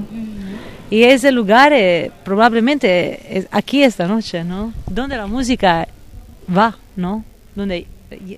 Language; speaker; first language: Spanish; non-native, fluent; Italian